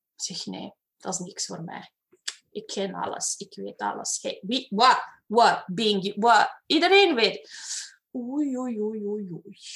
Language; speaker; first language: Dutch; non-native, fluent; Romanian